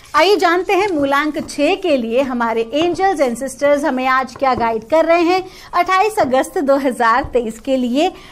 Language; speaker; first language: Hindi; native; Hindi